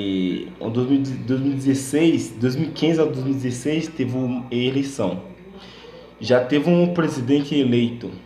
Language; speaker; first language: Portuguese; non-native, learner; Haitian Creole